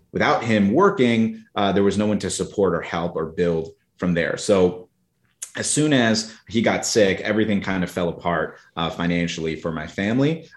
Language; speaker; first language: English; early bilingual, other home language; Polish